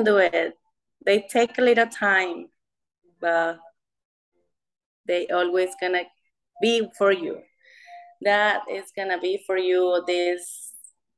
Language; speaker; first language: English; non-native, learner; Spanish